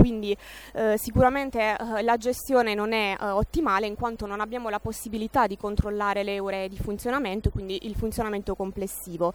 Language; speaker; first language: Italian; native; Italian